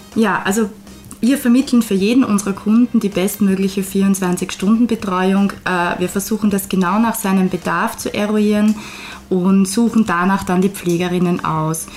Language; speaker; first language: German; non-native, fluent; Hungarian